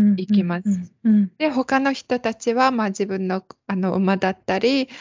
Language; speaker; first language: Japanese; non-native, fluent; Mongolian